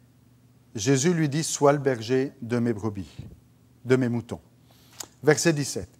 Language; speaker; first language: French; native; French